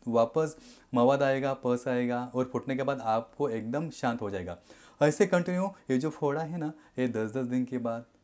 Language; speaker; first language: Hindi; non-native, local second language; Marathi